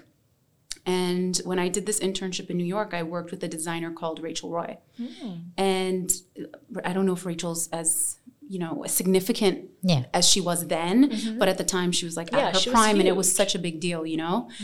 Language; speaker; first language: English; native; English